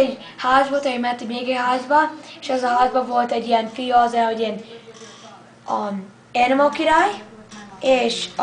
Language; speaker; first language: Hungarian; early bilingual, heritage; English